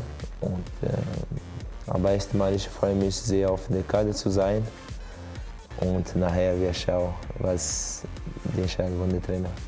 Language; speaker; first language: German; non-native, learner; Portuguese